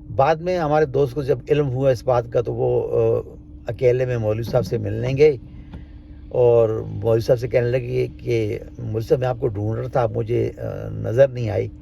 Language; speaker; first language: Urdu; native; Urdu